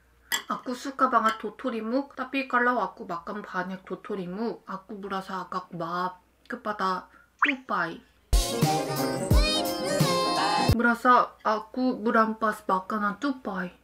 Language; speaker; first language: Indonesian; non-native, fluent; Korean